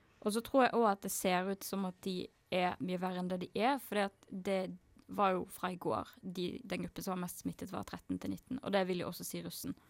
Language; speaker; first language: Norwegian; native; Norwegian